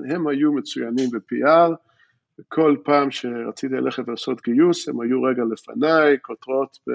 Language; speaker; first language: Hebrew; early bilingual, other home language; English